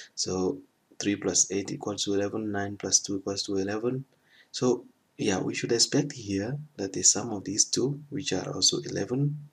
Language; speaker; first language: English; non-native, fluent; French